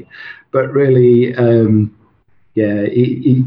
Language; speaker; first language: English; non-native, local second language; Swedish